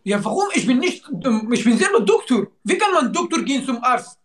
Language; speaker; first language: German; non-native, learner; Turkish